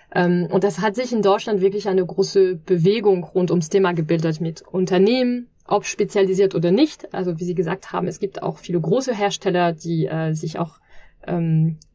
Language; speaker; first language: German; non-native, fluent; French